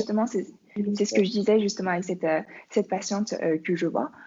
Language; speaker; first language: French; native; French